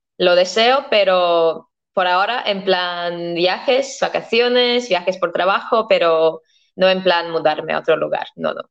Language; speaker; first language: Spanish; non-native, fluent; Latvian